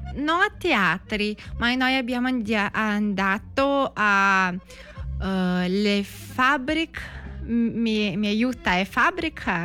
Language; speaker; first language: Italian; non-native, learner; Portuguese